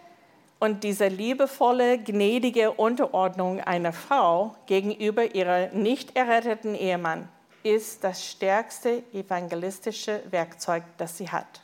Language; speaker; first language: German; non-native, fluent; English